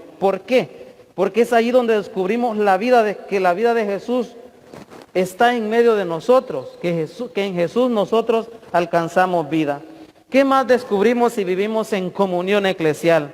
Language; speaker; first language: Spanish; native; Spanish